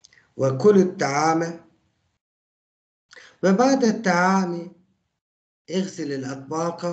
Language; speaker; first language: Arabic; non-native, fluent; Turkish